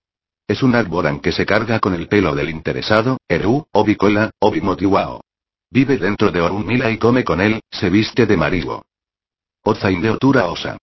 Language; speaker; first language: Spanish; native; Spanish